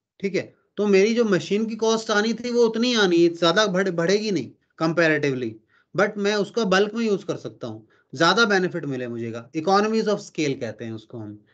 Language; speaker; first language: Hindi; native; Hindi